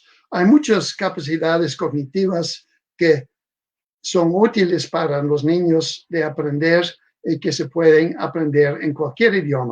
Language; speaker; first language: Spanish; non-native, fluent; Dutch